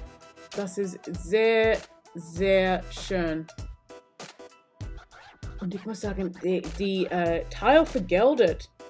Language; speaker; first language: German; non-native, learner; English